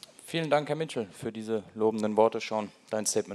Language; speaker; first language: German; native; German